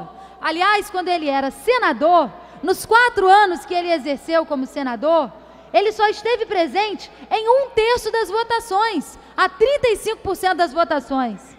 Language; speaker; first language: Portuguese; native; Portuguese